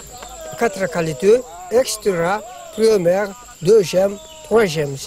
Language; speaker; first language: French; non-native, learner; Malagasy